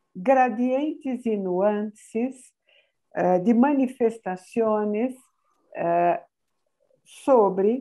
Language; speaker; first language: Spanish; non-native, fluent; Portuguese